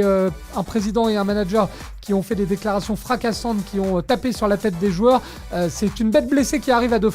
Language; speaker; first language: French; native; French